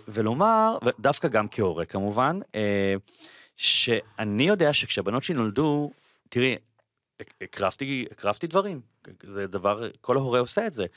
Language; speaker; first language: Hebrew; native; Hebrew